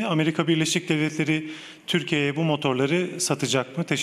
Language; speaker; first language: Turkish; native; Turkish